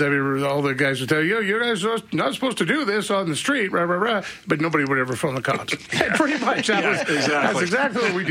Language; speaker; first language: English; native; English